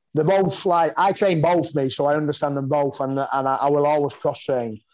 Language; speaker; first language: English; native; English